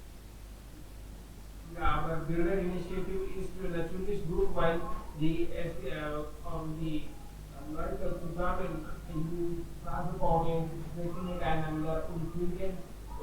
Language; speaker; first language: German; non-native, learner; Hindi